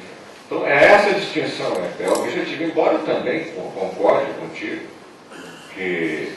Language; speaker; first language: Portuguese; native; Portuguese